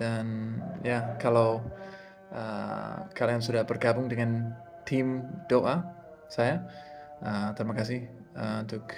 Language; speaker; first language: Indonesian; non-native, fluent; English